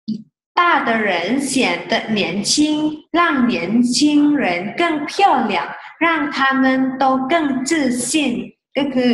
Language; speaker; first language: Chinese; non-native, fluent; Thai